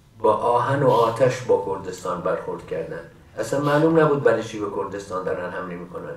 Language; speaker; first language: Persian; non-native, local second language; Central Kurdish